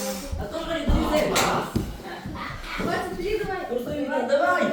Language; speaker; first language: Russian; non-native, local second language; Yakut